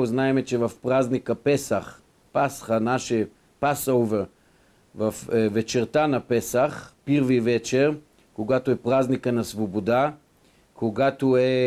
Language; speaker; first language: Bulgarian; non-native, fluent; Hebrew